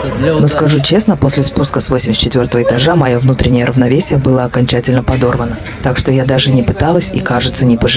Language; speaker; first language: Russian; native; Russian